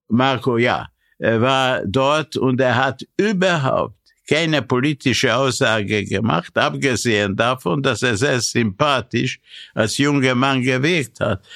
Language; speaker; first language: German; non-native, fluent; Hungarian